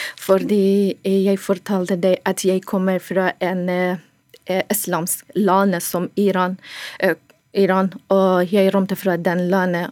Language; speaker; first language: Norwegian; non-native, learner; Persian